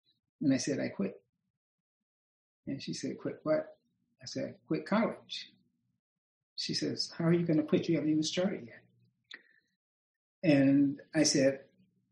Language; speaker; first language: English; native; English